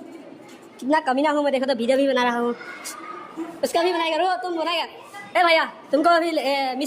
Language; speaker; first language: Hindi; non-native, local second language; Assamese